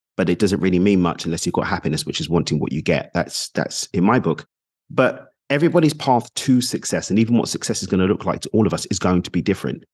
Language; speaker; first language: English; native; English